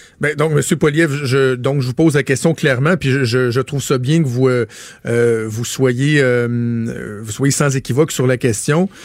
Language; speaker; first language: French; native; French